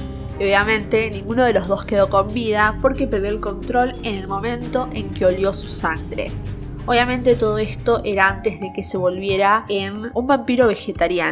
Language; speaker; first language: Spanish; native; Spanish